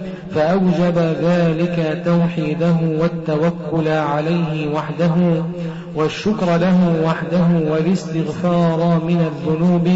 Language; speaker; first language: Arabic; native; Arabic